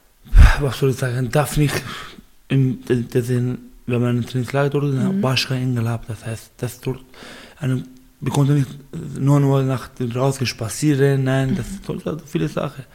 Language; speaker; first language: German; non-native, learner; Baluchi